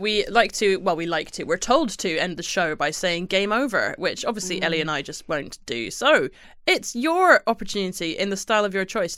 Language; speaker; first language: English; native; English